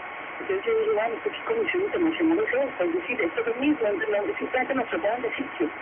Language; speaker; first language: Spanish; native; Spanish